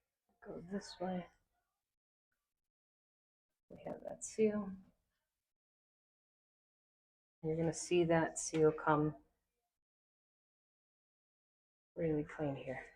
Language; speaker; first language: English; native; English